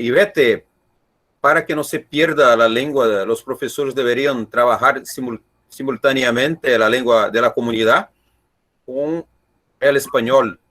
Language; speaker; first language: Spanish; non-native, learner; Portuguese